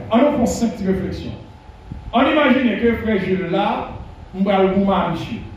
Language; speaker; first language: French; non-native, local second language; Haitian Creole